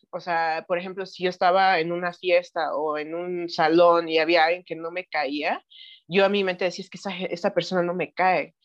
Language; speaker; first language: Spanish; early bilingual, heritage; Spanish